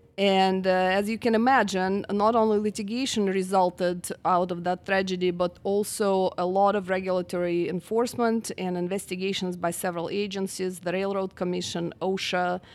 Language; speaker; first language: English; non-native, fluent; Russian